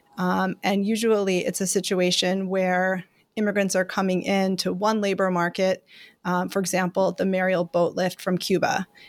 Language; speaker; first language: English; native; English